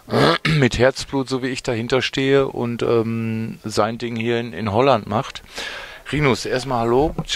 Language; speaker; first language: German; native; German